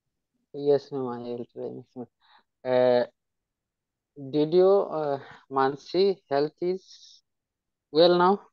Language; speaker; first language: English; non-native, learner; Hindi